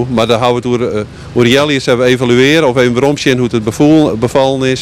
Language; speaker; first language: Dutch; native; Dutch